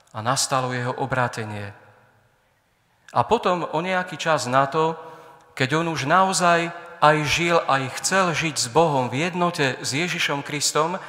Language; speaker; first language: Slovak; native; Slovak